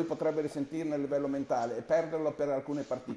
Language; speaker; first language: Italian; native; Italian